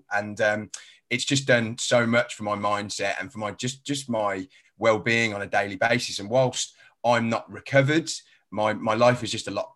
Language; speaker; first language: English; native; English